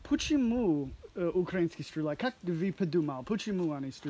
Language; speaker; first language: Russian; non-native, learner; English